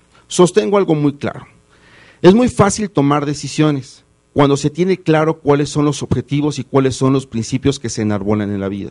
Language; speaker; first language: Spanish; native; Spanish